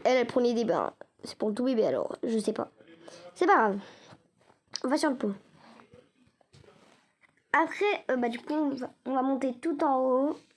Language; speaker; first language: French; native; French